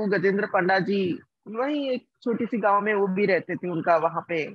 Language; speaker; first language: Hindi; non-native, local second language; Odia